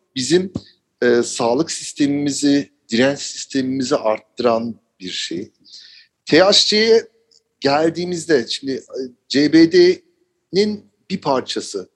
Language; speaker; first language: Turkish; early bilingual, heritage; Turkish